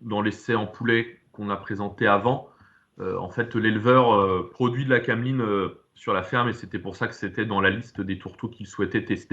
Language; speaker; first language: French; native; French